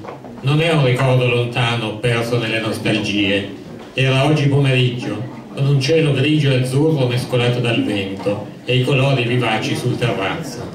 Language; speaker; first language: Italian; native; Italian